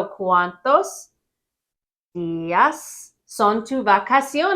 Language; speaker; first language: Spanish; non-native, learner; English